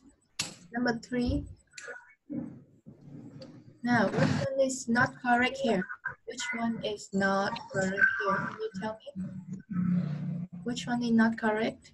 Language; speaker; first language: English; non-native, learner; Vietnamese